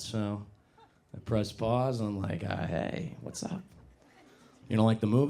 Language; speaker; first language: English; native; English